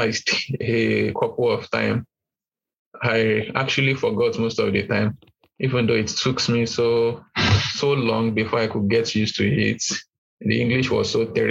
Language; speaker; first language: English; non-native, local second language; Yoruba